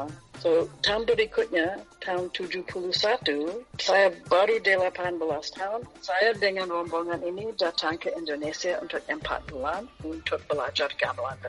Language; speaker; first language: Indonesian; non-native, fluent; English